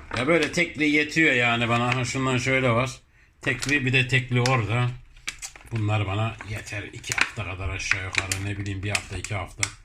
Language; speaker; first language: Turkish; early bilingual, heritage; Turkish